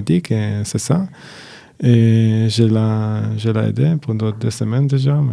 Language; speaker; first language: French; non-native, learner; Hebrew